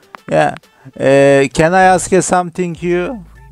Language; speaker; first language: English; non-native, learner; Turkish